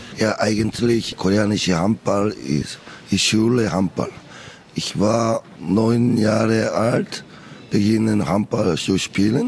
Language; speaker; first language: German; non-native, learner; Korean